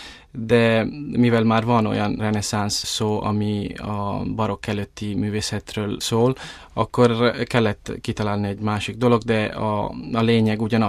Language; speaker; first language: Hungarian; early bilingual, heritage; Italian